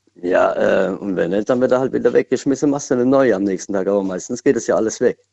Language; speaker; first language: German; native; German